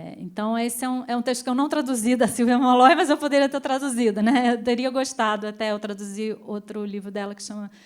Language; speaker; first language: Portuguese; early bilingual, other home language; Spanish